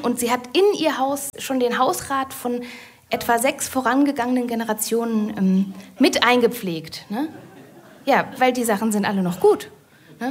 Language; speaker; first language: German; native; German